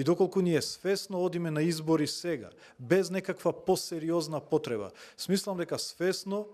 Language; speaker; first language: Macedonian; non-native, local second language; Albanian